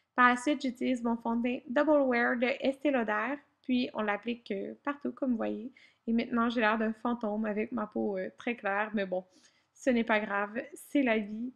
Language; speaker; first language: French; native; French